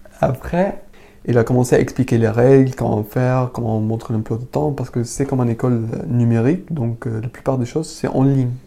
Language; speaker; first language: French; non-native, learner; Arabic